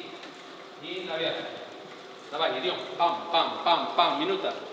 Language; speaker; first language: Russian; non-native, learner; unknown